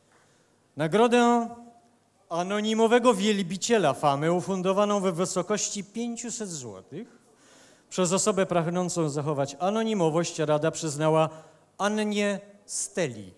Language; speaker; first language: Polish; native; Polish